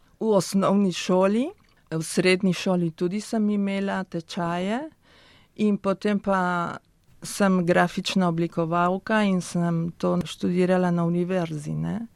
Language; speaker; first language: Slovenian; early bilingual, heritage; Spanish